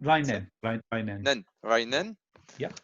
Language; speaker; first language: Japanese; non-native, fluent; English